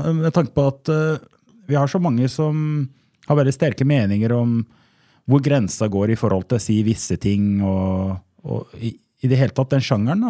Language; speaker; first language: Norwegian; early bilingual, other home language; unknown